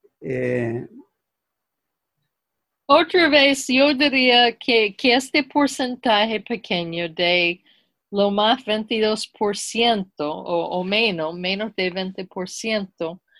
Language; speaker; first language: Spanish; non-native, fluent; English